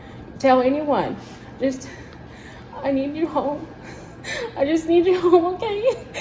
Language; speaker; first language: English; native; English